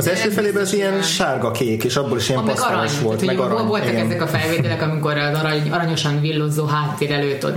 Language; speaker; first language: Hungarian; native; Hungarian